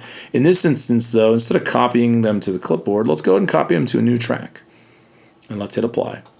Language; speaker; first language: English; native; English